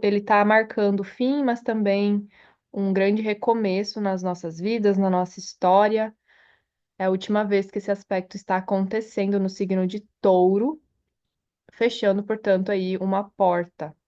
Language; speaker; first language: Portuguese; native; Portuguese